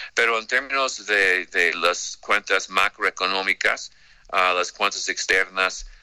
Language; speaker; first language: Spanish; non-native, fluent; English